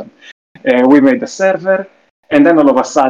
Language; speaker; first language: English; non-native, fluent; Italian